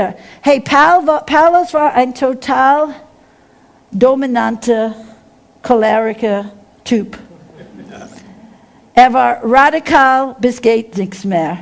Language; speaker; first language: German; non-native, fluent; English